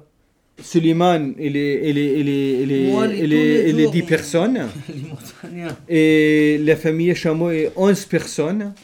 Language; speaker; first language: French; non-native, learner; Kurdish